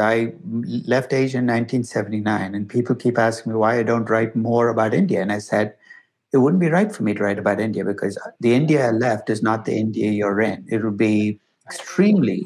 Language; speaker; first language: English; non-native, local second language; Tamil